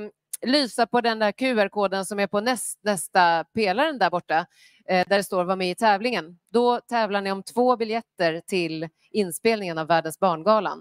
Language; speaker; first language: Swedish; native; Swedish